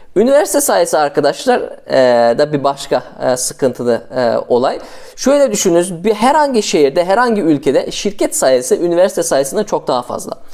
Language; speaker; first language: Turkish; early bilingual, heritage; Turkish